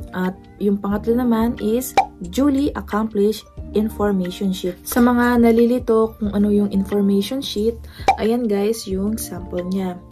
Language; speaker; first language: Filipino; non-native, local second language; Pampanga